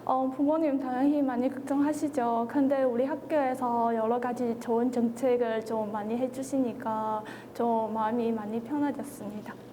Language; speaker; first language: Korean; non-native, fluent; Chinese